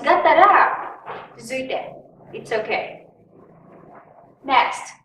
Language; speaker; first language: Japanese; non-native, learner; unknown